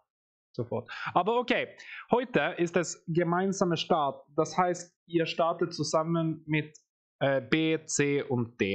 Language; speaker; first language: German; non-native, fluent; Swedish